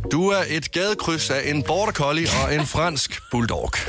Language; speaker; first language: Danish; native; Danish